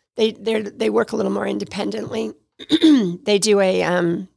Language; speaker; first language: English; native; English